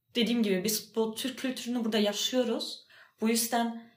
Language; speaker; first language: Turkish; early bilingual, heritage; Turkish